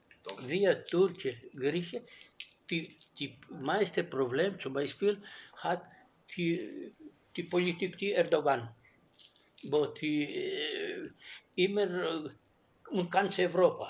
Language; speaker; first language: German; non-native, learner; Greek